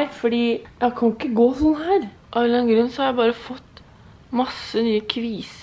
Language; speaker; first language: Norwegian; native; Norwegian